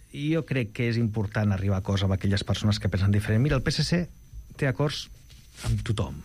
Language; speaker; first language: Catalan; non-native, local second language; Spanish